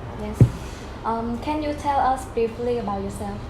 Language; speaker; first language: English; non-native, learner; Khmer